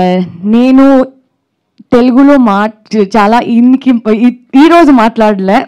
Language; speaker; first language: Telugu; non-native, learner; Kannada